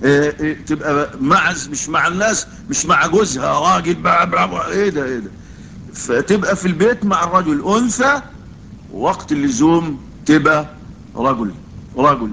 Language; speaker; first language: Arabic; native; Arabic